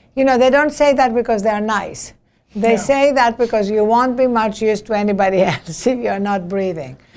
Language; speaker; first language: English; non-native, fluent; Greek